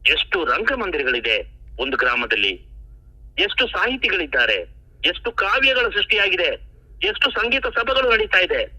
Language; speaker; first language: Kannada; non-native, local second language; Kodava